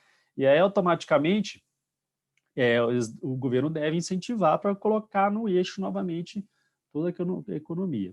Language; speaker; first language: Portuguese; native; Portuguese